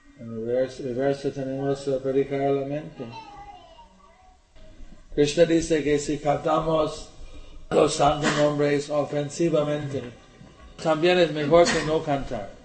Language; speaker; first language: Spanish; non-native, learner; English